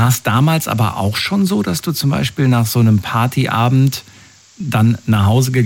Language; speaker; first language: German; native; German